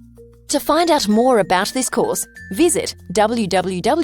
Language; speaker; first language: English; native; English